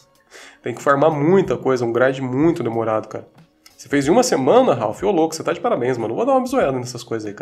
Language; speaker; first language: Portuguese; native; Portuguese